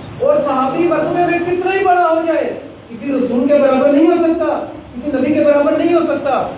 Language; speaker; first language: Urdu; non-native, local second language; Punjabi